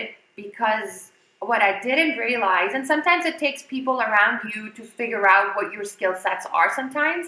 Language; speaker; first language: English; non-native, local second language; Urdu